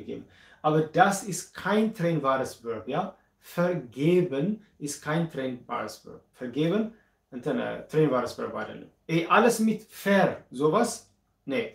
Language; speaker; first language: German; non-native, fluent; Amharic